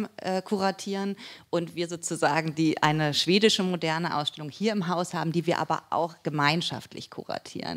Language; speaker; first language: German; native; German